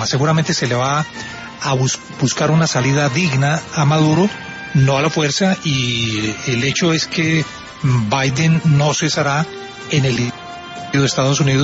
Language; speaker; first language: Spanish; native; Spanish